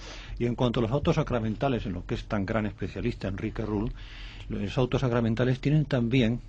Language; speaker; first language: Spanish; native; Spanish